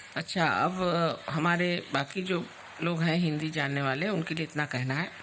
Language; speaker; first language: Hindi; non-native, local second language; Marathi